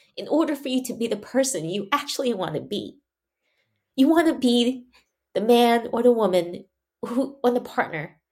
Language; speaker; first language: English; non-native, local second language; Chinese